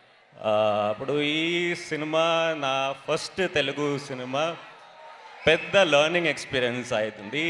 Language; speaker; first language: Telugu; non-native, learner; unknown